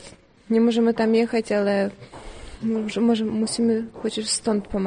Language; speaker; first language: Polish; non-native, learner; Ukrainian